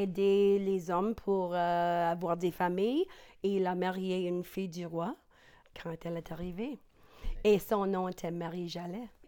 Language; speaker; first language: French; non-native, local second language; English